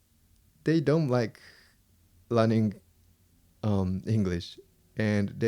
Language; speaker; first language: English; non-native, fluent; Japanese